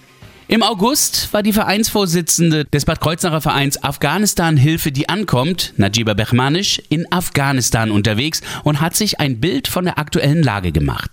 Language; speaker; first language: German; native; German